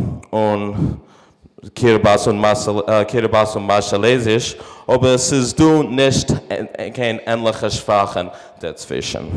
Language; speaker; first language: German; non-native, fluent; English